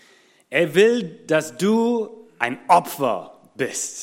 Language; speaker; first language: German; non-native, fluent; English